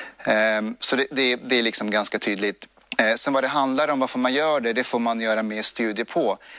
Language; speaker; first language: Swedish; early bilingual, other home language; Persian